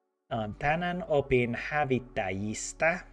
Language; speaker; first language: Finnish; non-native, learner; English